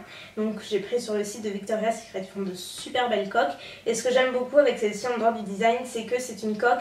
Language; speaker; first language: French; native; French